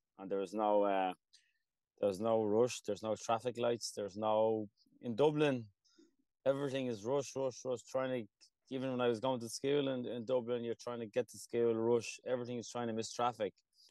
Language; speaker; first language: English; early bilingual, other home language; Kurdish